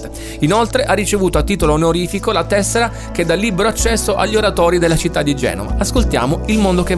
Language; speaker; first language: Italian; native; Italian